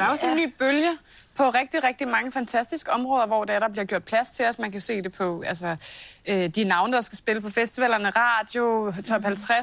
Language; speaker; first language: Danish; native; Danish